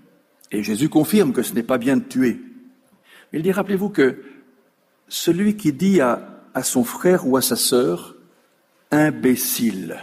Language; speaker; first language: French; native; French